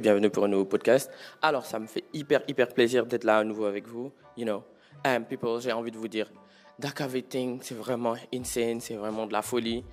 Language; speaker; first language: French; non-native, local second language; Wolof